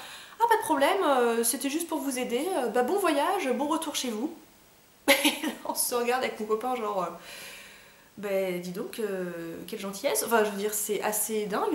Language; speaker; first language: French; native; French